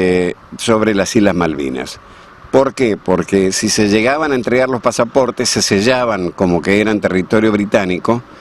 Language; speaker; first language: Spanish; native; Spanish